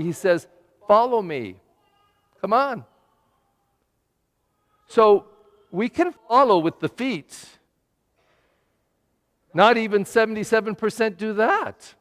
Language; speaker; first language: English; native; English